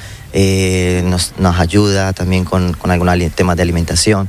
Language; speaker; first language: Spanish; native; Spanish